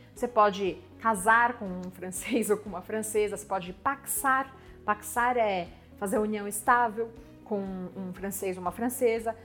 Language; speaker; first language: Portuguese; non-native, fluent; French